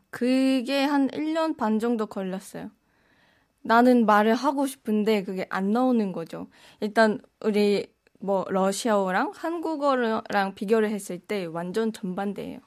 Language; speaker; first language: Korean; non-native, fluent; Russian